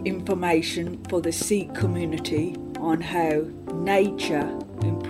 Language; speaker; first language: English; native; English